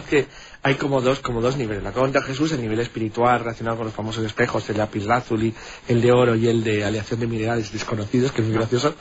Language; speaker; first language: Spanish; native; Spanish